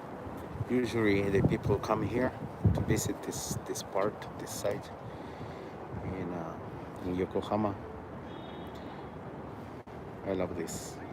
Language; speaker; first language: English; non-native, learner; Spanish